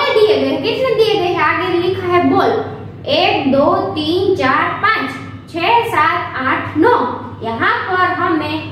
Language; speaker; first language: Hindi; non-native, local second language; Gujarati